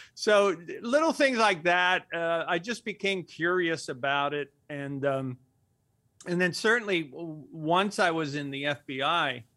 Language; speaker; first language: English; early bilingual, other home language; Spanish